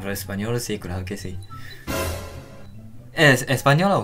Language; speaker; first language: Spanish; non-native, fluent; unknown